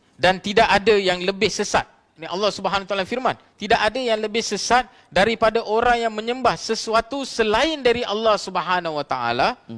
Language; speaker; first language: Malay; non-native, local second language; Tamil